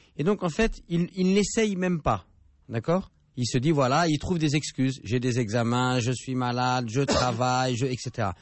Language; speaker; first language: French; native; French